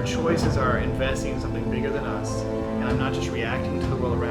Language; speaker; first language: English; native; English